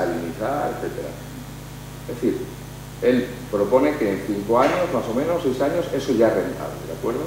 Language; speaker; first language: Spanish; native; Spanish